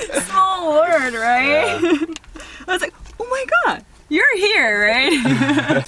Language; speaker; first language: English; non-native, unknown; Korean